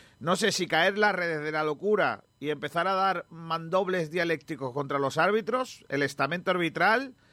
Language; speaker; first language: Spanish; native; Spanish